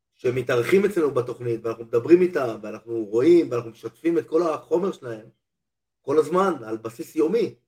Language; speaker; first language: Hebrew; native; Hebrew